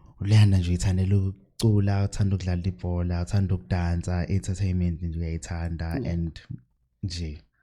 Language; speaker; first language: Zulu; native; Zulu